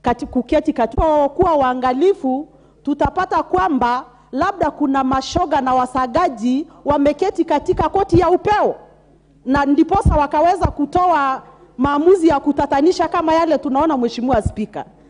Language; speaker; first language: Swahili; non-native, local second language; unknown